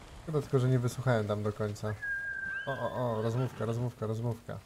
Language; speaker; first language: Polish; native; Polish